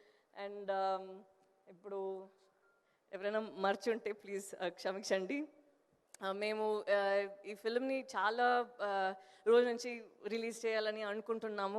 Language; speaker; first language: Telugu; non-native, local second language; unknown